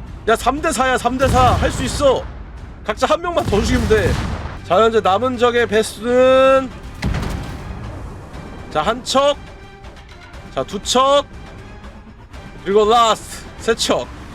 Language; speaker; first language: Korean; native; Korean